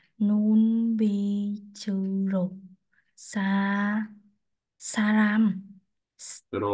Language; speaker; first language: Korean; non-native, learner; Vietnamese